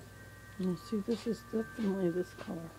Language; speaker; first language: English; native; English